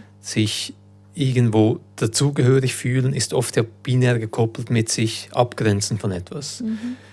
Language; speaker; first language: German; early bilingual, other home language; Croatian